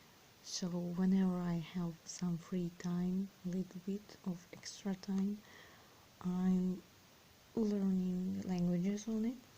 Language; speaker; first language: English; non-native, fluent; Serbian